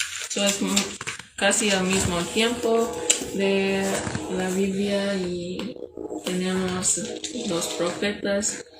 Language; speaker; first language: Spanish; non-native, learner; English